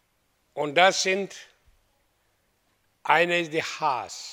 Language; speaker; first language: German; non-native, fluent; Hindi